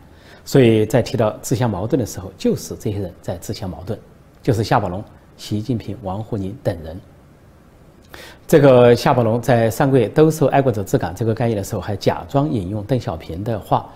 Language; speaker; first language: Chinese; native; Chinese